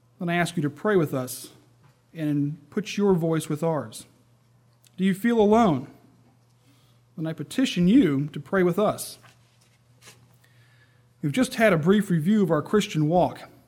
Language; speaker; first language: English; native; English